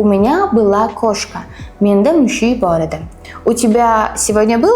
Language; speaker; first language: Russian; non-native, fluent; Uzbek